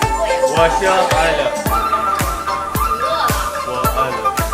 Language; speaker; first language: Chinese; non-native, learner; Indonesian